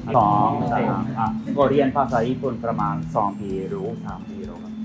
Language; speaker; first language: Thai; non-native, learner; Japanese